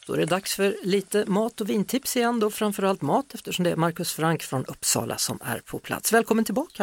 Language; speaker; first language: Swedish; native; Swedish